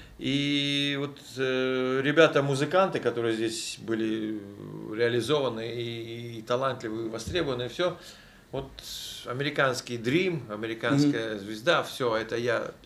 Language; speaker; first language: Russian; native; Russian